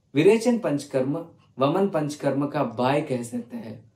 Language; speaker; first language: Hindi; non-native, learner; Tamil